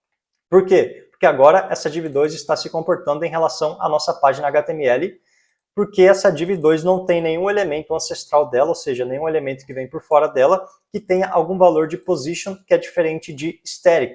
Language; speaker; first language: Portuguese; native; Portuguese